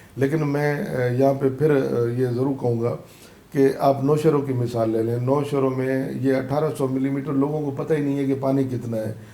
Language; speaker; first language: Urdu; non-native, local second language; Sindhi